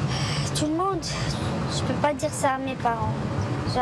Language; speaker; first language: French; non-native, learner; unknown